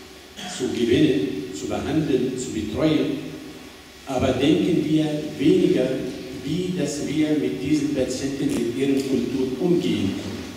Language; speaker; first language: German; non-native, fluent; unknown